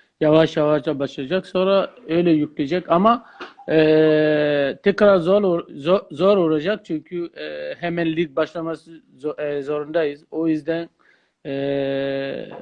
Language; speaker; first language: Turkish; non-native, learner; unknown